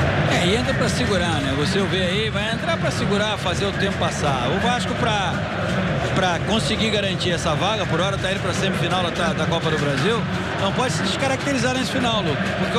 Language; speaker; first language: Portuguese; native; Portuguese